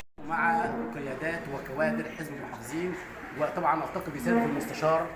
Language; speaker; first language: Arabic; native; Arabic